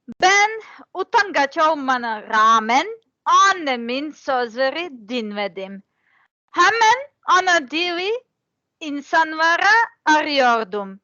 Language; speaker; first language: Turkish; non-native, learner; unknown